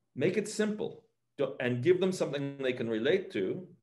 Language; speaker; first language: English; native; English